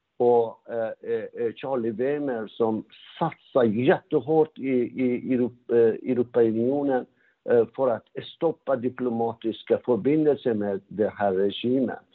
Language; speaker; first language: Swedish; non-native, fluent; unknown